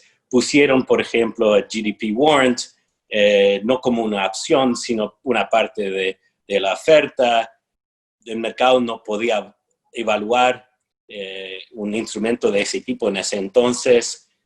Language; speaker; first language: Spanish; non-native, fluent; English